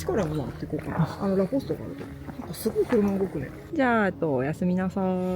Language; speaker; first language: Japanese; native; Japanese